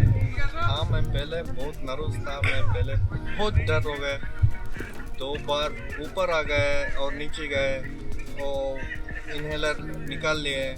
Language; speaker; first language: Hindi; non-native, local second language; Bangla